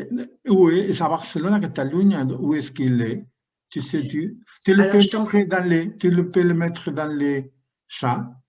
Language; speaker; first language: French; non-native, learner; Spanish